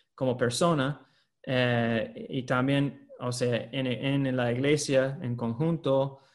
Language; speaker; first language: Spanish; non-native, fluent; English